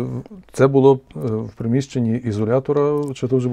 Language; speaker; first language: Ukrainian; native; Ukrainian